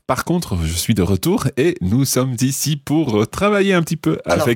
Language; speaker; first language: French; non-native, fluent; English